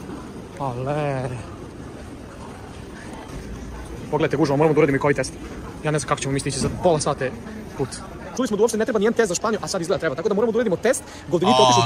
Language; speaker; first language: Croatian; native; Croatian